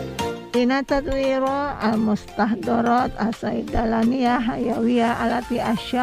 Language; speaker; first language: Arabic; non-native, learner; Indonesian